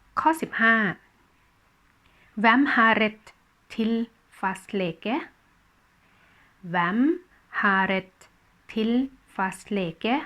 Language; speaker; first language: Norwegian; non-native, fluent; Thai